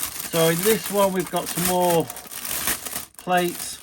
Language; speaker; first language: English; native; English